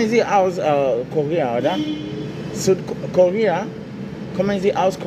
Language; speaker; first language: German; non-native, learner; Akan